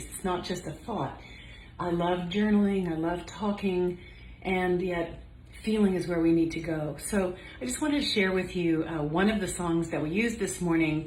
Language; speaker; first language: English; native; English